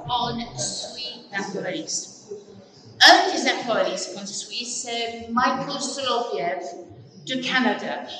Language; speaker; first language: French; non-native, fluent; English